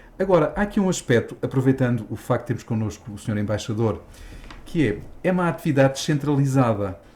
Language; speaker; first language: Portuguese; native; Portuguese